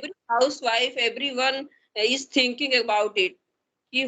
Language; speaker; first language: English; non-native, learner; Hindi